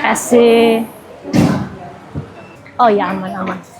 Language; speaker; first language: Spanish; non-native, learner; Indonesian